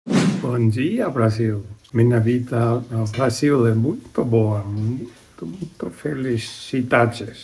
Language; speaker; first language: Portuguese; non-native, learner; Icelandic